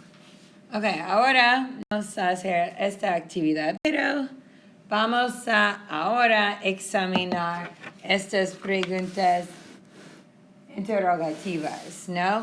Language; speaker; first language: Spanish; non-native, fluent; English